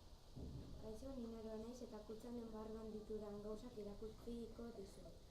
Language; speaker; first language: Basque; non-native, local second language; Spanish